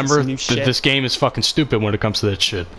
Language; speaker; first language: English; native; English